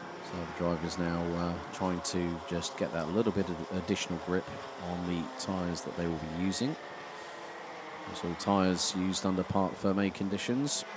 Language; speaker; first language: English; non-native, fluent; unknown